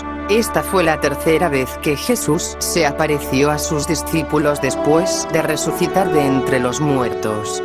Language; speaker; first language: Spanish; native; Spanish